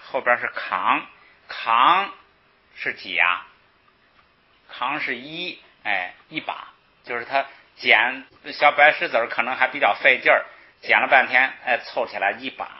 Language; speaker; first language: Chinese; native; Chinese